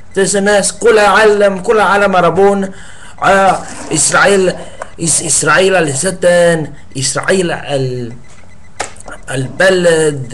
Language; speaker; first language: Arabic; non-native, learner; English